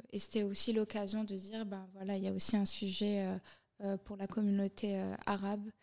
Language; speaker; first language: French; non-native, local second language; Arabic